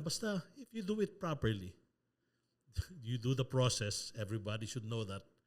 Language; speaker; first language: English; non-native, local second language; Filipino